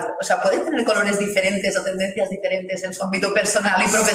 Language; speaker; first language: Spanish; native; Spanish